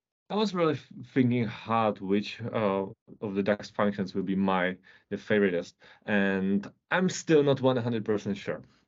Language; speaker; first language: English; non-native, fluent; Czech